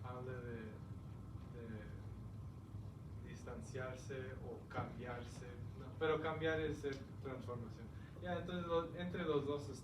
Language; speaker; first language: Spanish; early bilingual, heritage; Spanish